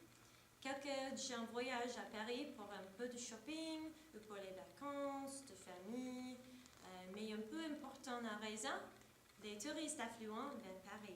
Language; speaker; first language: French; non-native, learner; English